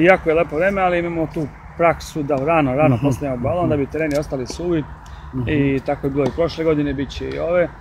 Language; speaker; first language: Serbian; native; Serbian